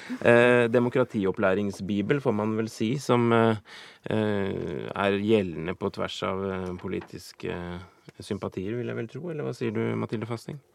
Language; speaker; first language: Norwegian; native; Norwegian